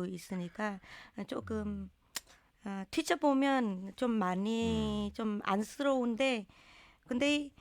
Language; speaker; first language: Korean; non-native, learner; Vietnamese